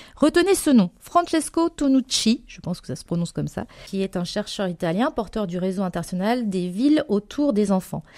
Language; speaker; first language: French; native; French